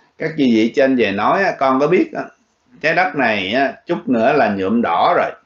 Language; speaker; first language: Vietnamese; early bilingual, heritage; Vietnamese